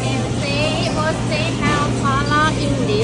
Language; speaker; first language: Portuguese; non-native, learner; Thai